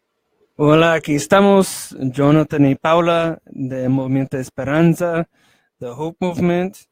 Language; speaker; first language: Spanish; non-native, fluent; English